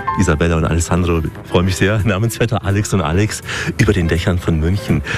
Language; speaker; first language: German; native; German